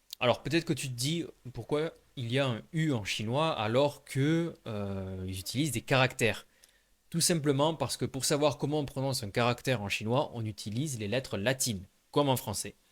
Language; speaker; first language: French; native; French